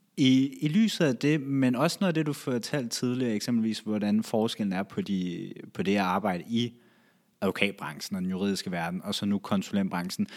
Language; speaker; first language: Danish; native; Danish